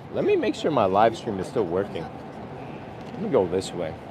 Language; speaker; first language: English; native; English